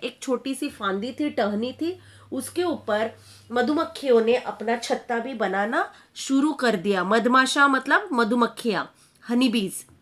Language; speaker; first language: Hindi; non-native, local second language; Marathi